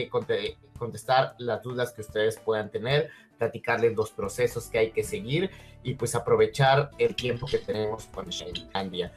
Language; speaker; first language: Spanish; native; Spanish